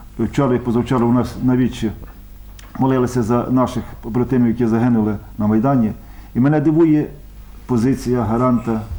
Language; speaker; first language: Ukrainian; native; Ukrainian